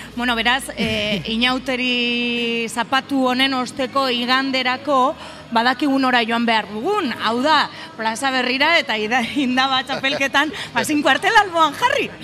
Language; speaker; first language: Basque; native; Basque